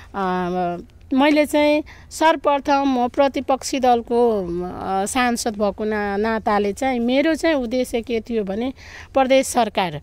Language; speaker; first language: Nepali; non-native, local second language; Maithili